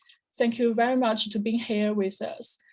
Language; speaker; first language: English; non-native, fluent; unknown